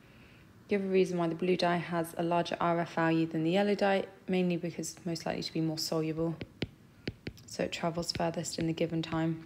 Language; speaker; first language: English; native; English